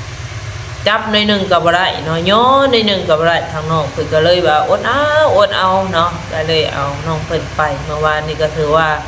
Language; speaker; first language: Thai; non-native, local second language; Lao